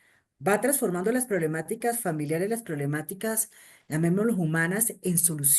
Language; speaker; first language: Spanish; native; Spanish